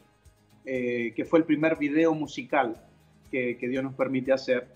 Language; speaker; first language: Spanish; native; Spanish